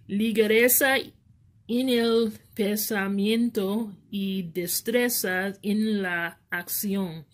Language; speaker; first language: Spanish; non-native, learner; English